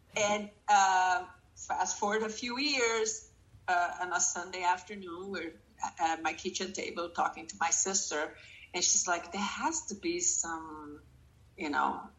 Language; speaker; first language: English; non-native, fluent; Portuguese